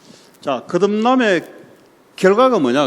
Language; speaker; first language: Korean; native; Korean